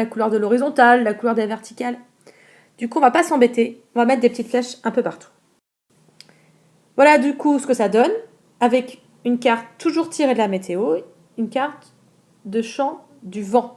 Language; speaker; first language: French; native; French